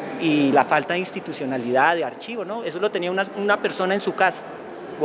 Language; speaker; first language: Spanish; native; Spanish